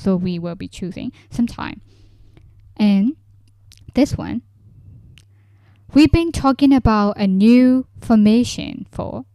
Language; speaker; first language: English; non-native, fluent; Burmese